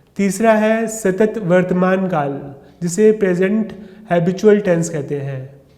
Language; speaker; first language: Hindi; non-native, local second language; Sindhi